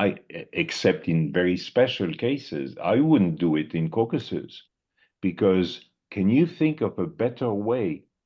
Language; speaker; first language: English; non-native, fluent; French